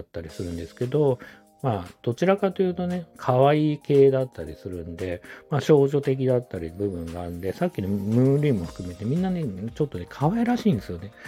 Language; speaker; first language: Japanese; native; Japanese